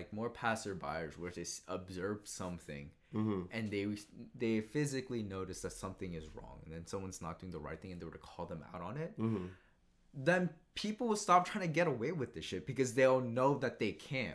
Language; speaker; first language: English; native; English